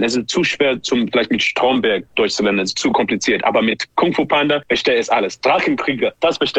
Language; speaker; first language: German; non-native, learner; English